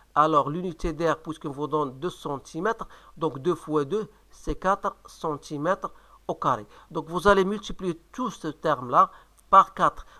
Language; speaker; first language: French; non-native, local second language; Arabic